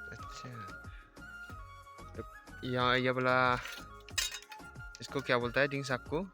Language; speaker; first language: Hindi; non-native, local second language; Chakma